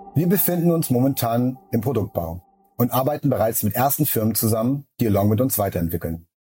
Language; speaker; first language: German; native; German